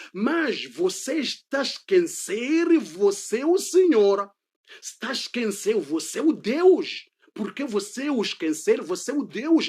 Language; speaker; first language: Portuguese; non-native, learner; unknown